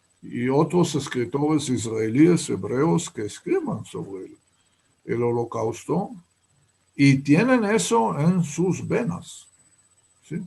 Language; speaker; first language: Spanish; non-native, fluent; Hebrew